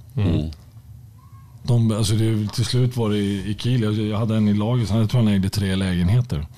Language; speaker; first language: Swedish; native; Swedish